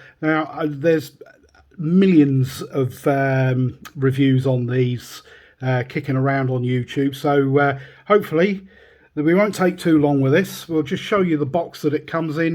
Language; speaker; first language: English; native; English